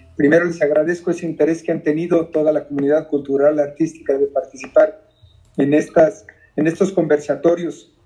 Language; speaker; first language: Spanish; native; Spanish